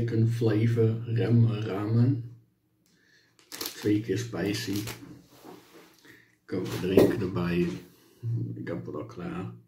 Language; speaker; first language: Dutch; non-native, learner; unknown